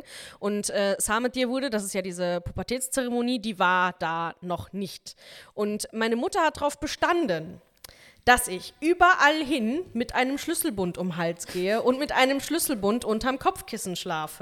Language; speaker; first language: German; native; German